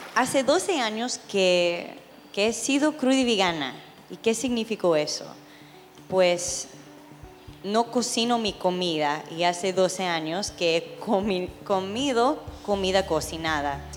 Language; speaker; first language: Spanish; early bilingual, heritage; English